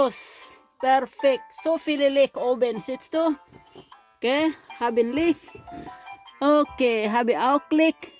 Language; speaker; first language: German; non-native, learner; Filipino